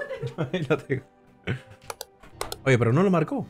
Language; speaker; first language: Spanish; native; Spanish